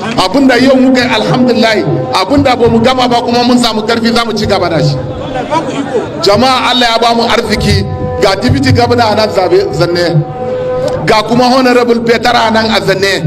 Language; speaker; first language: Hausa; non-native, local second language; Kanuri